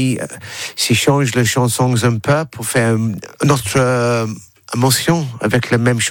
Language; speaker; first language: French; non-native, learner; English